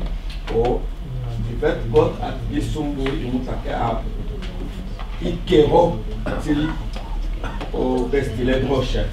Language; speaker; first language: Norwegian; non-native, learner; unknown